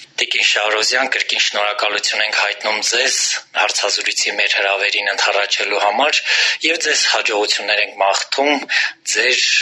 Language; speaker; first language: Armenian; native; Armenian